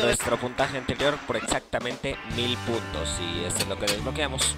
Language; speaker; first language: Spanish; native; Spanish